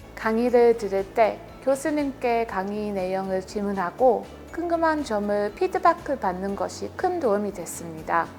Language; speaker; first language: Korean; non-native, fluent; English